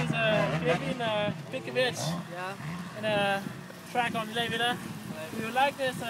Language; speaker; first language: English; non-native, learner; French